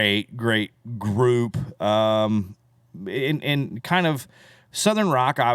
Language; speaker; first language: English; native; English